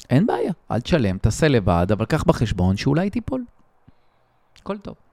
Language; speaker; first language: Hebrew; native; Hebrew